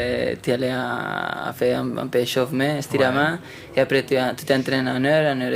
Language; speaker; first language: French; non-native, fluent; Spanish